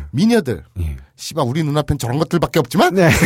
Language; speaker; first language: Korean; native; Korean